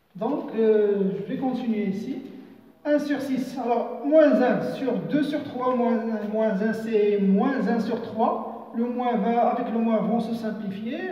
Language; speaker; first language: French; non-native, local second language; Arabic